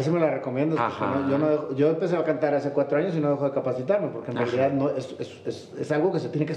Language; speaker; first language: Spanish; native; Spanish